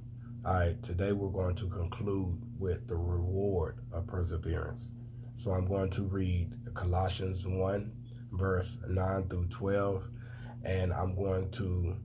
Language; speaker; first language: English; native; English